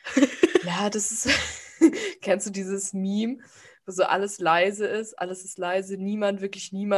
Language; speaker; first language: German; native; German